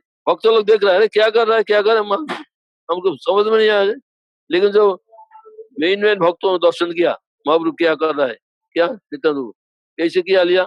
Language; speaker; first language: Hindi; non-native, local second language; Bangla